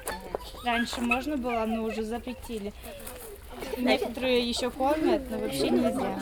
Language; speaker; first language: Russian; early bilingual, heritage; Russian